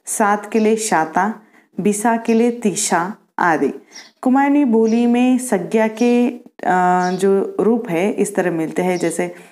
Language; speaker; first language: Hindi; non-native, local second language; Marathi